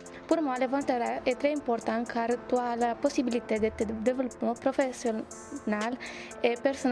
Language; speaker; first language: French; non-native, learner; Romanian